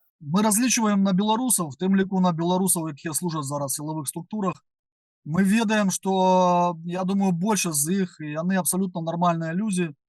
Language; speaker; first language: Belarusian; non-native, local second language; Russian